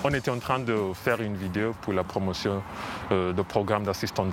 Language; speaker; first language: French; non-native, fluent; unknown